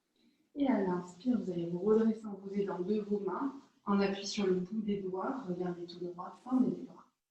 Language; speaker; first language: French; native; French